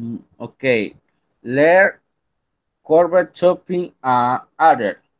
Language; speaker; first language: English; non-native, learner; Spanish